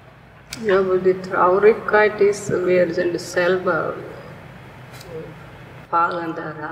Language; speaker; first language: German; non-native, learner; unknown